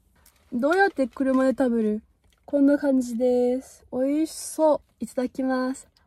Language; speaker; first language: Japanese; non-native, fluent; English